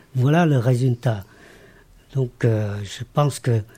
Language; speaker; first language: French; non-native, fluent; Lao